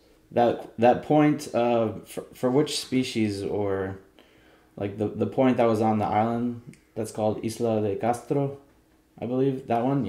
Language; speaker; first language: English; native; English